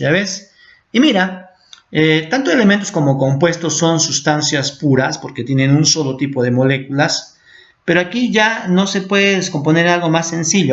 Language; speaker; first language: Spanish; native; Spanish